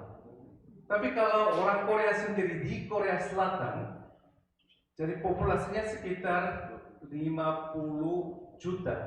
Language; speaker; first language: Indonesian; non-native, fluent; Korean